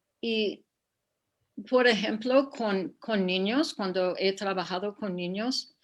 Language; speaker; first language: Spanish; non-native, fluent; English